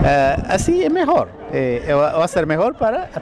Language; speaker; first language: Spanish; non-native, fluent; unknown